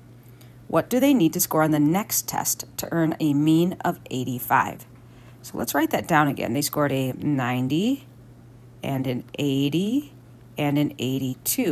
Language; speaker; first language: English; native; English